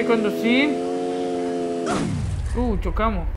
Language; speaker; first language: Spanish; native; Spanish